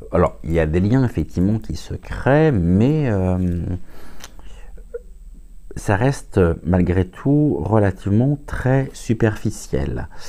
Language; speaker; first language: French; native; French